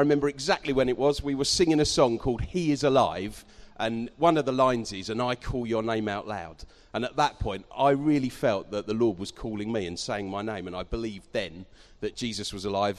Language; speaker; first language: English; native; English